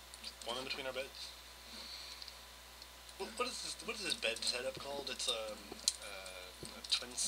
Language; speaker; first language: English; native; English